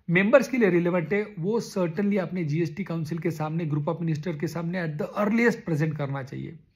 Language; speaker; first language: Hindi; non-native, local second language; Marathi